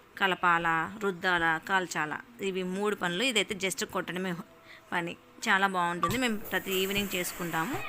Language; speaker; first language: Telugu; native; Telugu